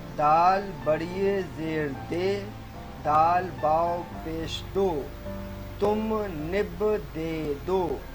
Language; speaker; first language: Urdu; native; Urdu